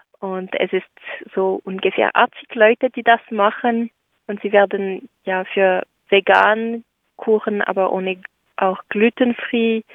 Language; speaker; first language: German; non-native, local second language; French